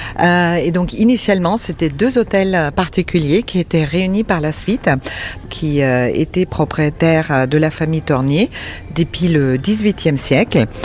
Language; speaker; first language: French; non-native, fluent; German